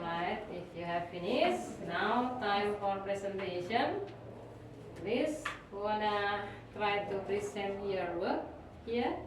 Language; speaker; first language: English; non-native, fluent; Indonesian